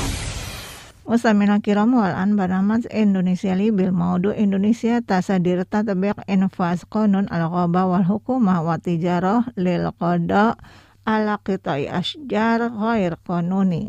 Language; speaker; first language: Arabic; non-native, fluent; Indonesian